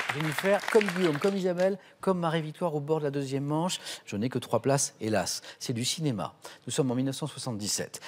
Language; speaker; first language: French; native; French